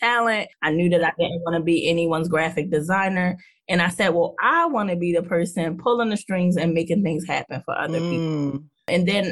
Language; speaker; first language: English; native; English